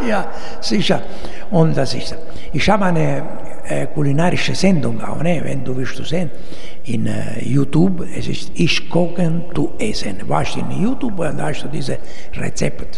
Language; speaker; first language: German; non-native, learner; Italian